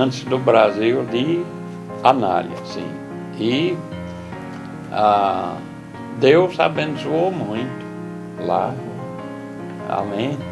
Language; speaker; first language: Portuguese; non-native, fluent; English